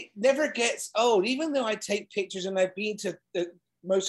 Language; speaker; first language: English; native; English